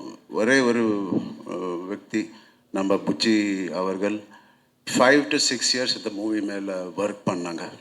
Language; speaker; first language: Tamil; non-native, local second language; Telugu